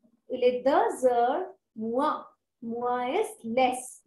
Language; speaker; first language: French; non-native, fluent; Hindi